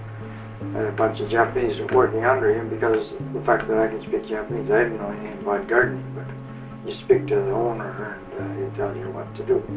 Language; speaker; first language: English; native; English